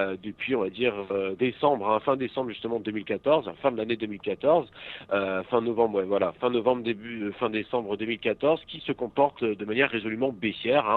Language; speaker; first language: French; native; French